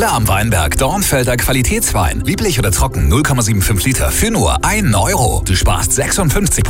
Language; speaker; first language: German; native; German